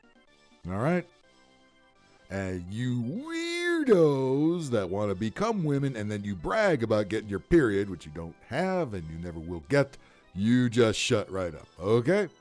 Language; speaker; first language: English; native; English